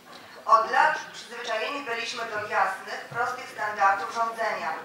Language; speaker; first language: Polish; native; Polish